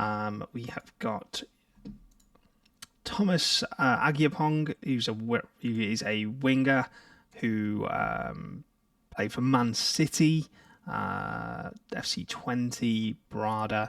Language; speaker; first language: English; native; English